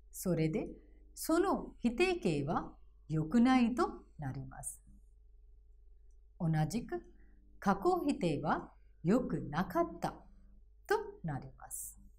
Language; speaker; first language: Japanese; non-native, fluent; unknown